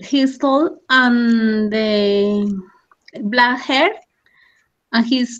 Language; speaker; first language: English; non-native, learner; Spanish